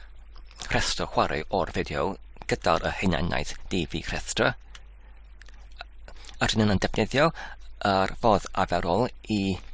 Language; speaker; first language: Welsh; non-native, learner; English